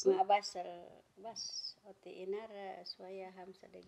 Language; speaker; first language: Arabic; non-native, learner; Indonesian